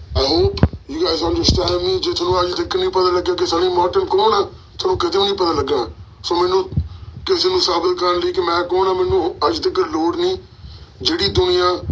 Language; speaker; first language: Punjabi; early bilingual, heritage; Punjabi